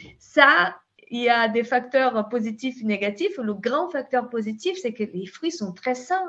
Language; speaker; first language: French; non-native, fluent; Portuguese